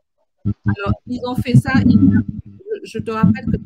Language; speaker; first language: French; native; French